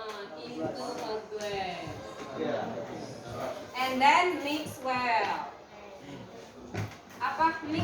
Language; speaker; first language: English; non-native, learner; Indonesian